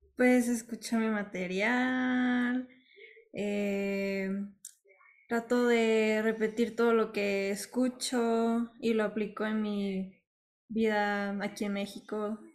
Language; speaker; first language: Spanish; native; Spanish